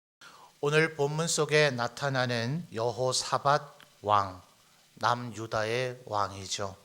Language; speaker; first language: Korean; native; Korean